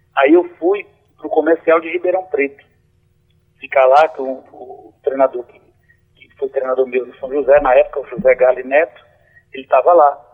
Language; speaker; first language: Portuguese; native; Portuguese